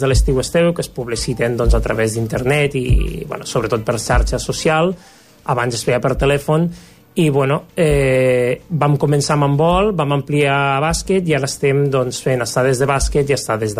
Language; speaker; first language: Catalan; native; Catalan